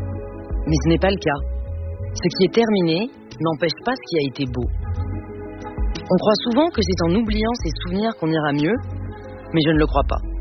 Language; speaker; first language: French; native; French